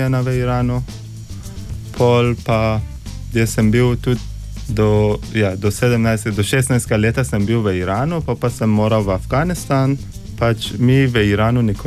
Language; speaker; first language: Slovenian; non-native, fluent; Persian